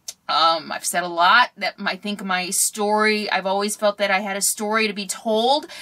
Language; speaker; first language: English; native; English